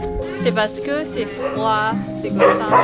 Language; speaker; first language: French; non-native, learner; Thai